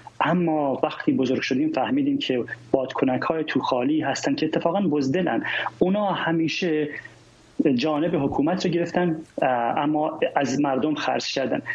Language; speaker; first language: Persian; non-native, local second language; Kurdish